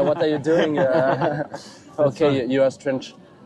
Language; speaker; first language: English; non-native, fluent; French